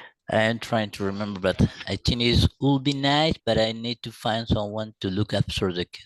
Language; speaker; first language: English; non-native, learner; Spanish